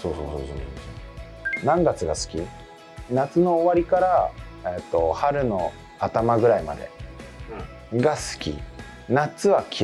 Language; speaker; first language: Japanese; native; Japanese